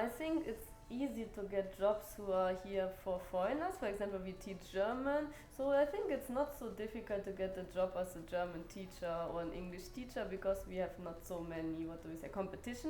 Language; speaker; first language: English; non-native, fluent; German